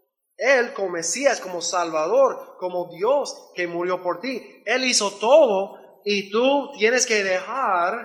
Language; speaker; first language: Spanish; non-native, learner; English